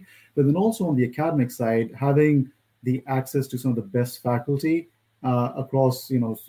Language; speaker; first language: English; non-native, local second language; Hindi